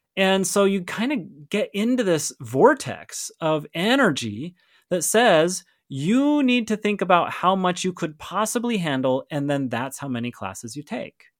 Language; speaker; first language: English; native; English